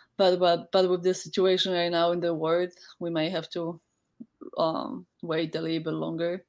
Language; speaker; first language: English; non-native, fluent; Polish